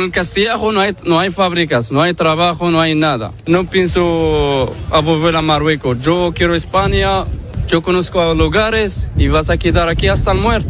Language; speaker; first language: Spanish; non-native, learner; Arabic